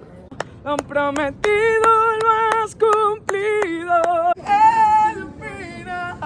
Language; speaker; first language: Spanish; non-native, learner; French